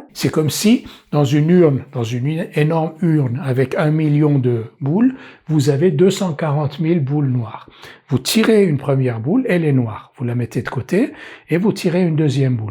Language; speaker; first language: French; native; French